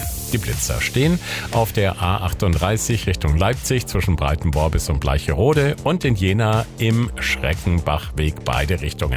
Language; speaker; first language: German; native; German